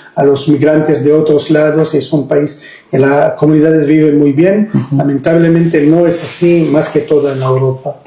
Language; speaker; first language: Spanish; non-native, fluent; Hebrew